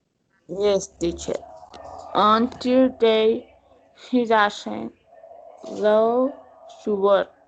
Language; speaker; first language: English; non-native, learner; Spanish